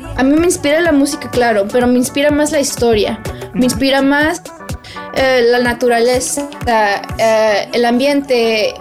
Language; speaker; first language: Spanish; early bilingual, heritage; Spanish